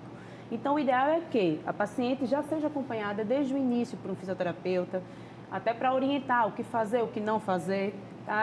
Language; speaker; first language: Portuguese; native; Portuguese